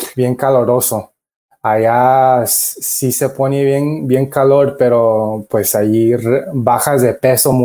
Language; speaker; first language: Spanish; early bilingual, heritage; Spanish